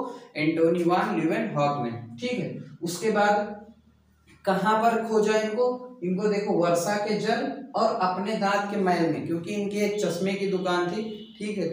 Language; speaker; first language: Hindi; native; Hindi